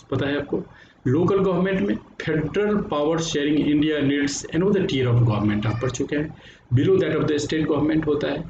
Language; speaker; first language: Hindi; native; Hindi